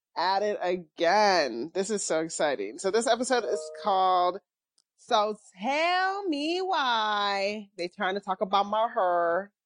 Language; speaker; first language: English; early bilingual, other home language; Yoruba